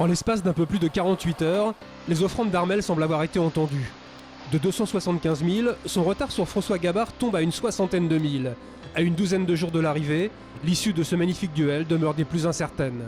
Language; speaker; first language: French; native; French